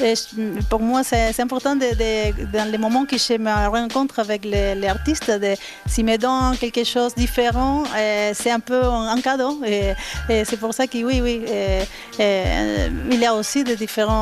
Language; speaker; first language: French; non-native, learner; Spanish